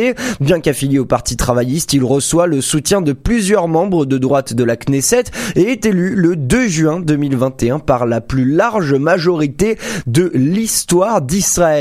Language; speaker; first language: French; native; French